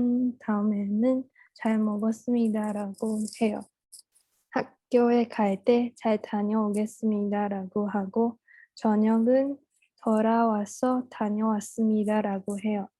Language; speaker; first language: Korean; non-native, learner; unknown